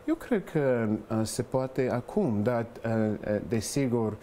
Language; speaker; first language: Romanian; non-native, fluent; English